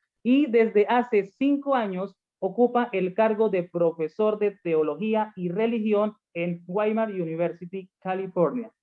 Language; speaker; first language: Spanish; native; Spanish